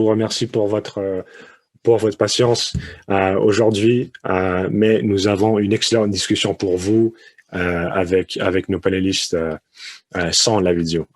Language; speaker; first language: French; early bilingual, other home language; Spanish